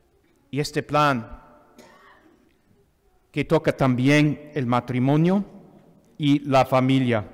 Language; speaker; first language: Spanish; non-native, fluent; English